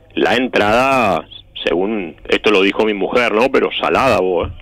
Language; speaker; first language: Spanish; native; Spanish